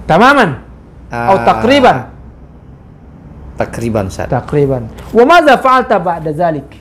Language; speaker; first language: Arabic; non-native, fluent; Indonesian